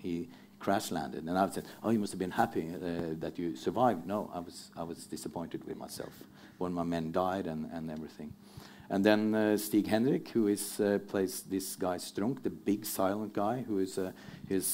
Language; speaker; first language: English; non-native, fluent; Norwegian